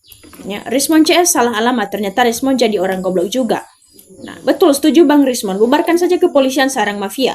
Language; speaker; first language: Indonesian; native; Indonesian